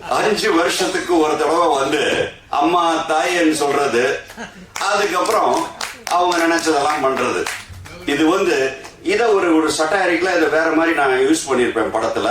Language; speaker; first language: Tamil; early bilingual, heritage; Tamil